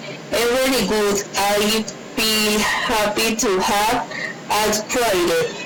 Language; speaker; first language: English; non-native, learner; Spanish